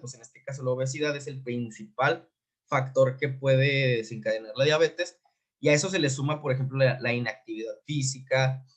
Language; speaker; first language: Spanish; native; Spanish